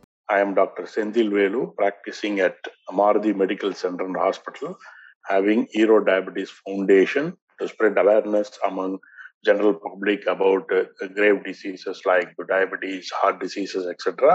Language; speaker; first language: English; non-native, local second language; Tamil